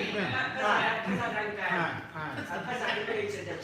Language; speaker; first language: Thai; non-native, learner; Burmese